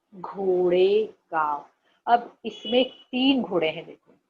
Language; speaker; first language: Hindi; non-native, local second language; Marathi